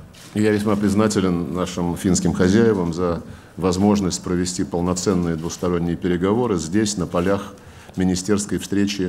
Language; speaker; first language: Russian; native; Russian